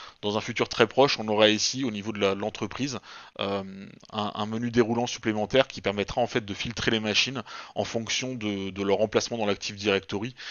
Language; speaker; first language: French; native; French